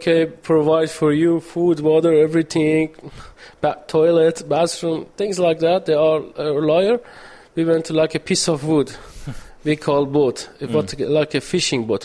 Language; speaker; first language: English; non-native, learner; Persian